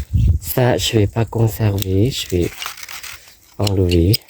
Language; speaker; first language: French; non-native, learner; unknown